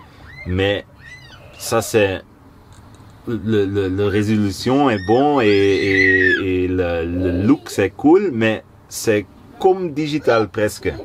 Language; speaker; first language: French; non-native, local second language; Dutch